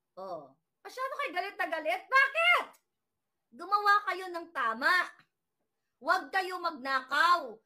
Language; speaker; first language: Filipino; native; Filipino